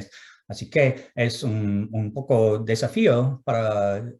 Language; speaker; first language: Spanish; non-native, fluent; English